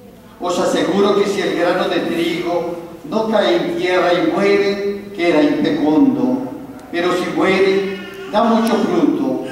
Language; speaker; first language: Spanish; native; Spanish